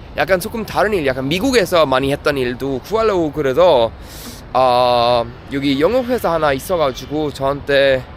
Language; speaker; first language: Korean; native; Korean